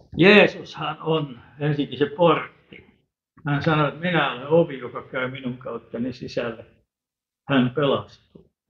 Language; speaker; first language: Finnish; native; Finnish